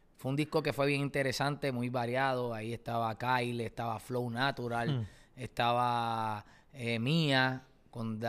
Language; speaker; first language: Spanish; native; Spanish